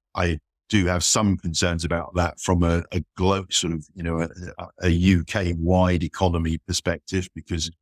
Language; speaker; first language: English; native; English